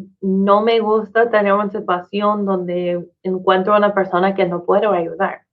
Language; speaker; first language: Spanish; non-native, fluent; English